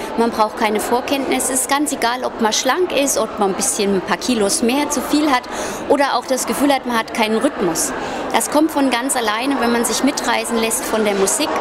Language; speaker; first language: German; native; German